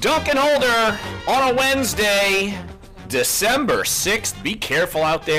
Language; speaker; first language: English; native; English